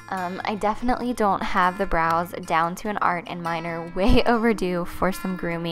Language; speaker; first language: English; native; English